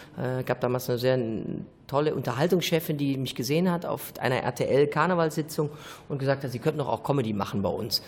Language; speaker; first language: German; native; German